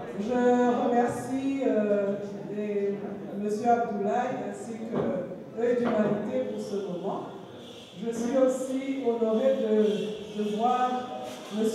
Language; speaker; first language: French; non-native, local second language; Rundi